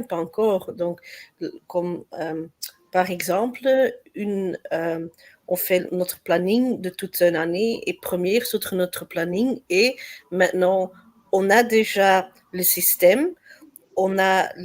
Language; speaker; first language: French; non-native, learner; Dutch